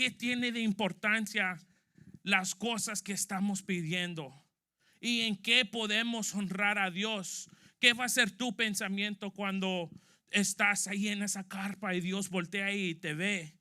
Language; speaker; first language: Spanish; early bilingual, heritage; Spanish